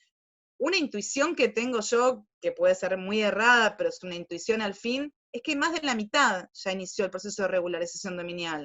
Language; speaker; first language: Spanish; native; Spanish